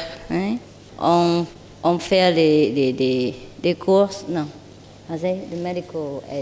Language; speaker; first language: French; non-native, learner; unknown